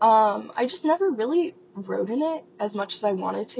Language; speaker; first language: English; native; English